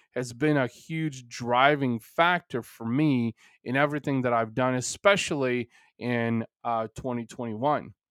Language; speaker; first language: English; early bilingual, other home language; Bulgarian